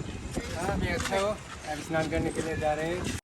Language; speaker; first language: Hindi; non-native, local second language; Assamese